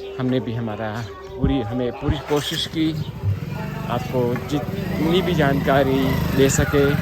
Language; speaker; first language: Hindi; non-native, local second language; Gujarati